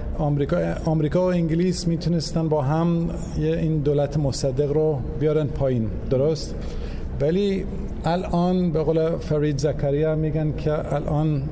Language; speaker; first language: Persian; early bilingual, heritage; English